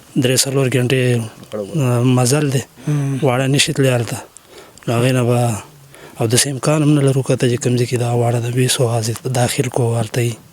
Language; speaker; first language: Pashto; non-native, local second language; Gujari